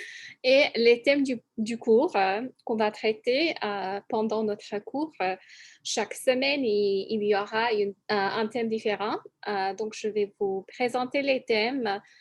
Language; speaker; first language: French; non-native, fluent; English